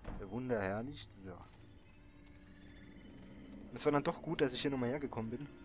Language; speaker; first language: German; native; German